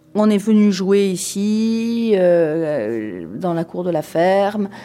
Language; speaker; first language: French; native; French